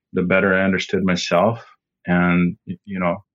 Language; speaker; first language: English; native; English